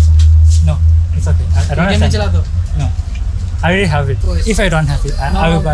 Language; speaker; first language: English; non-native, learner; Thai